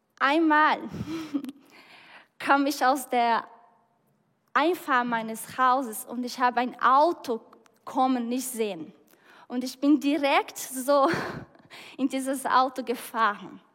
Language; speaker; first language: German; non-native, fluent; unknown